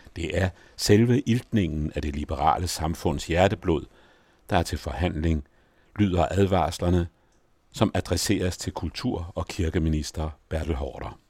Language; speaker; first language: Danish; native; Danish